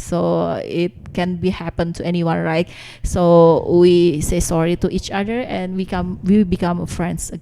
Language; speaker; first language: English; non-native, learner; Indonesian